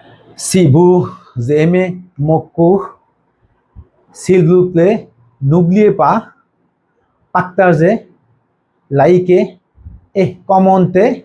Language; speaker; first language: French; non-native, learner; Bangla